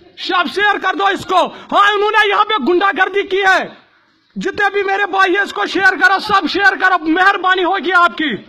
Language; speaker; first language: Hindi; non-native, local second language; Kashmiri